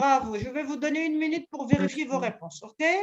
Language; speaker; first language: French; non-native, local second language; Arabic